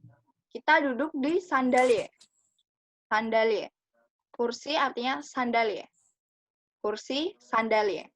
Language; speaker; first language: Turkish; non-native, fluent; Indonesian